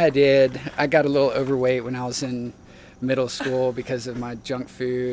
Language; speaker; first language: English; native; English